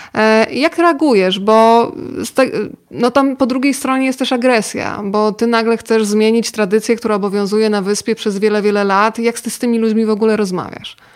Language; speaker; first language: Polish; native; Polish